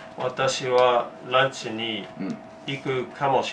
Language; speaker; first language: Japanese; non-native, learner; English